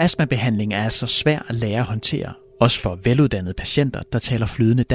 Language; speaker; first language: Danish; native; Danish